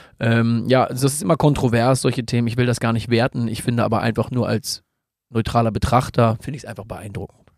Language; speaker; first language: German; native; German